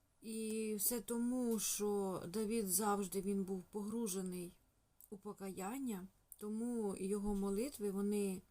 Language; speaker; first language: Ukrainian; non-native, local second language; Russian